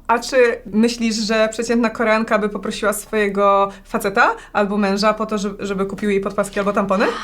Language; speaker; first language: Polish; native; Polish